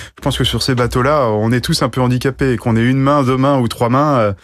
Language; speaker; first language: French; native; French